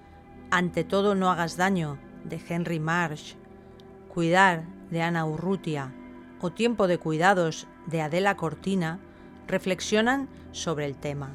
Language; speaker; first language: Spanish; native; Spanish